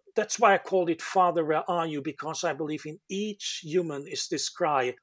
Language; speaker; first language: English; non-native, fluent; German